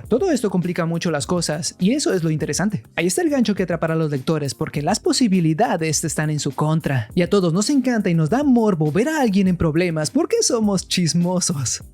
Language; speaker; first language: Spanish; native; Spanish